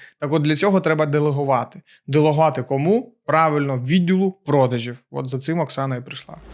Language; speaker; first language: Ukrainian; non-native, local second language; Russian